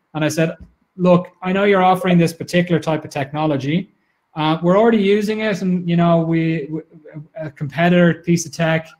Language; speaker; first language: English; native; English